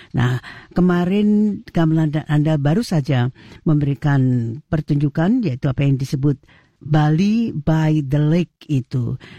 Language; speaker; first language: Indonesian; native; Indonesian